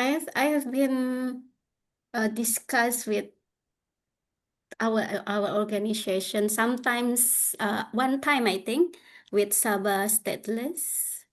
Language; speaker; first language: English; non-native, learner; Indonesian